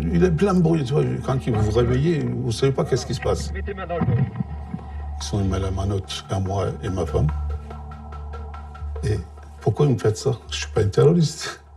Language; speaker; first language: French; non-native, learner; Turkish